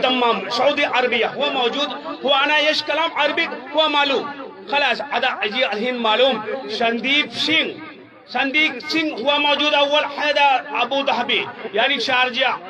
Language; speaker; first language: Arabic; non-native, learner; Hindi